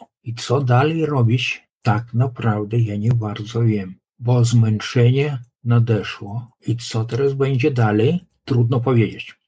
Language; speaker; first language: Polish; non-native, local second language; Lithuanian